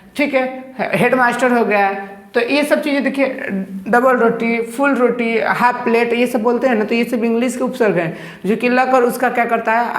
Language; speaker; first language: Hindi; native; Hindi